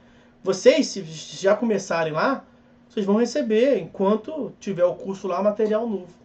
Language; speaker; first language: Portuguese; native; Portuguese